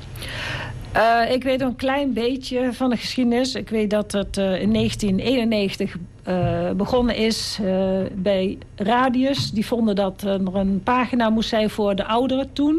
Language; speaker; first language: Dutch; native; Dutch